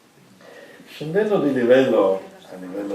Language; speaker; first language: Italian; native; Italian